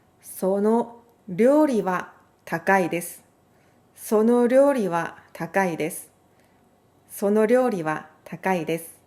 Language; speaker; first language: Japanese; non-native, fluent; Korean